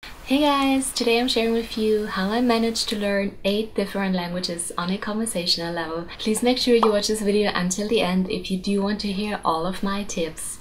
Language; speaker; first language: English; non-native, fluent; German